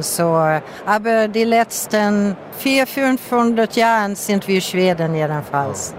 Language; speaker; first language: German; non-native, fluent; Swedish